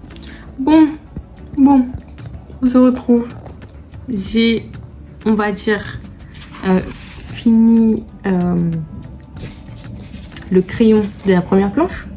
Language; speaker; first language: French; native; French